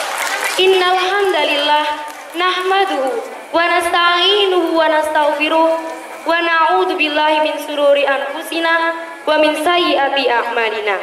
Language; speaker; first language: Arabic; non-native, learner; Indonesian